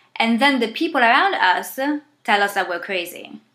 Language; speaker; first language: English; non-native, fluent; Italian